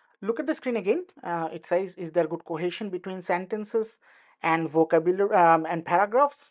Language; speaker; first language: English; non-native, local second language; Bangla